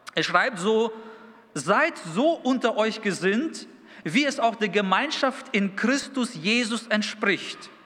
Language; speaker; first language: German; early bilingual, other home language; Russian